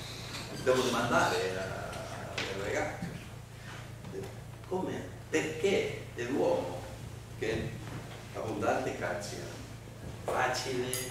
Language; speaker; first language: Italian; non-native, learner; Spanish